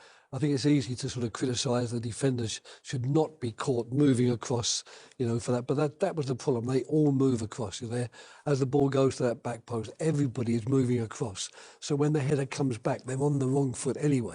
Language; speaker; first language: English; native; English